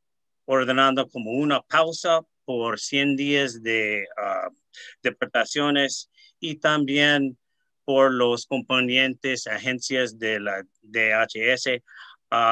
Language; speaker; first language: Spanish; early bilingual, heritage; Spanish